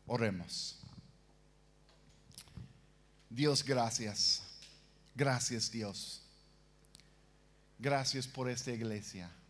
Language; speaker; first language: Spanish; non-native, fluent; English